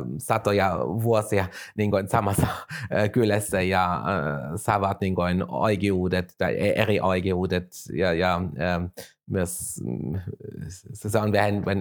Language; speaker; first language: Finnish; non-native, fluent; German